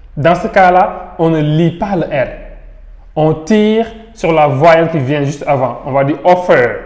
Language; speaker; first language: French; non-native, local second language; Wolof